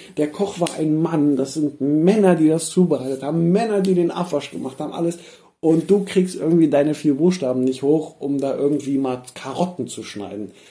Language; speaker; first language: German; early bilingual, other home language; Persian